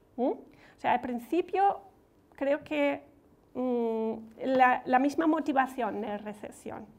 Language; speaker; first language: Spanish; non-native, fluent; German